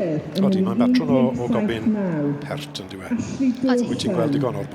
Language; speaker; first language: Welsh; native; Welsh